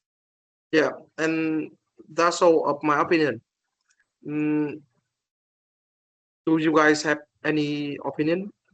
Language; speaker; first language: English; non-native, learner; Vietnamese